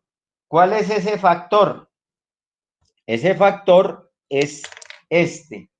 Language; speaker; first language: Spanish; native; Spanish